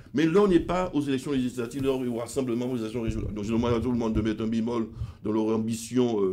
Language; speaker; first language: French; native; French